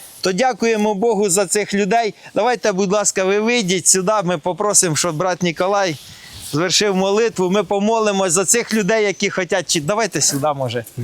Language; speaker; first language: Ukrainian; non-native, local second language; Russian